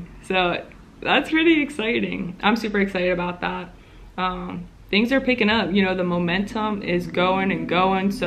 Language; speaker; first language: English; native; English